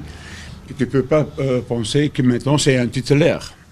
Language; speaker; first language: French; non-native, fluent; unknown